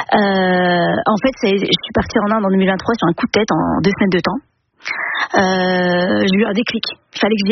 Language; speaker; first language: French; native; French